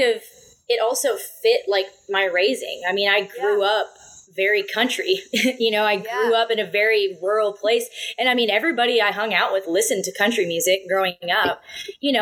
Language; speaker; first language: English; native; English